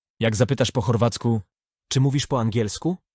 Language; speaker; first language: Polish; native; Polish